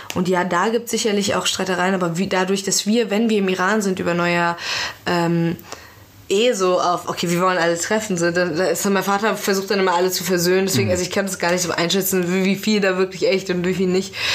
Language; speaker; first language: German; early bilingual, other home language; Persian